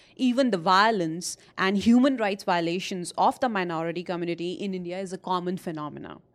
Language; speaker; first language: English; non-native, local second language; Hindi